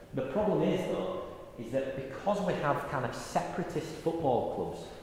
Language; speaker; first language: English; native; English